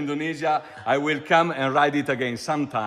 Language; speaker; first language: English; non-native, fluent; Italian